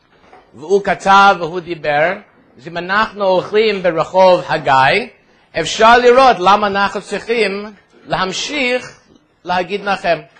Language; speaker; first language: Hebrew; non-native, fluent; English